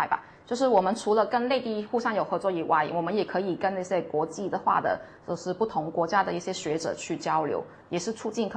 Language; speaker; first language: Chinese; non-native, local second language; Cantonese